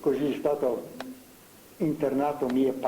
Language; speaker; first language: Italian; non-native, fluent; Slovenian